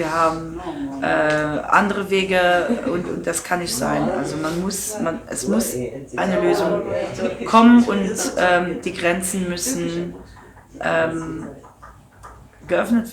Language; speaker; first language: German; non-native, local second language; Luxembourgish